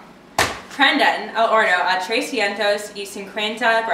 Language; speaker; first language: Spanish; non-native, learner; English